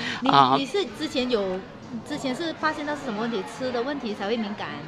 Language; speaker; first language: Chinese; native; Chinese